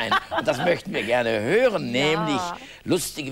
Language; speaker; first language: German; native; German